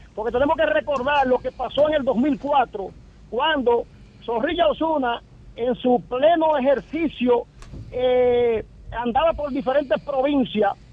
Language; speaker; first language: Spanish; native; Spanish